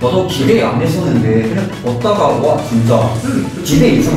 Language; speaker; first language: Korean; non-native, fluent; Chinese